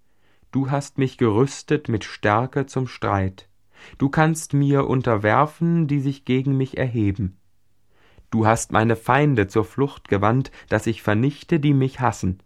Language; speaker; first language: German; native; German